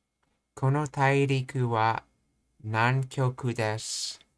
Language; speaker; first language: Japanese; non-native, learner; English